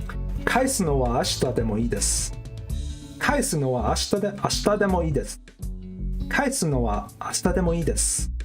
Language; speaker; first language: Japanese; non-native, learner; English